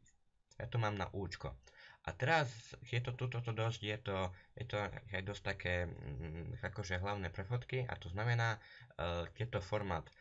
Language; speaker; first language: Slovak; native; Slovak